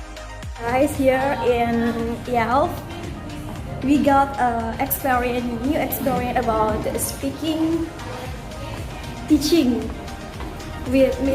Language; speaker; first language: English; non-native, learner; Indonesian